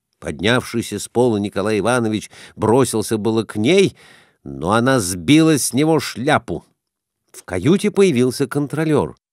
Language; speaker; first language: Russian; native; Russian